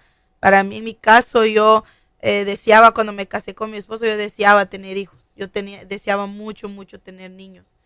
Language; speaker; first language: Spanish; native; Spanish